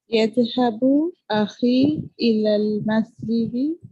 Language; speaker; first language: Arabic; non-native, learner; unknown